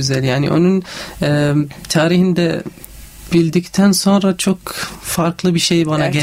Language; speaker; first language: Turkish; non-native, fluent; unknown